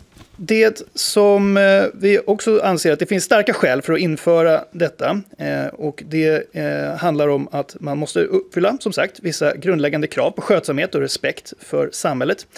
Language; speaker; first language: Swedish; native; Swedish